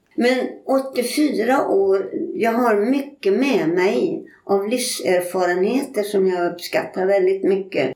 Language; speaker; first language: Swedish; native; Swedish